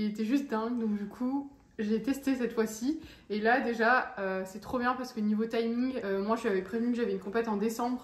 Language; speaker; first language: French; native; French